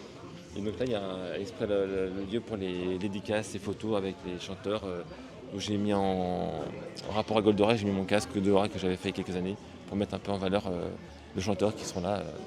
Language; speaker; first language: French; native; French